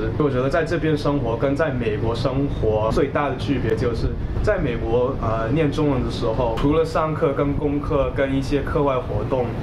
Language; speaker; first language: Chinese; non-native, fluent; English